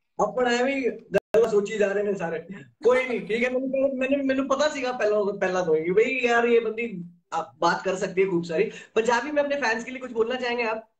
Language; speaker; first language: Hindi; native; Hindi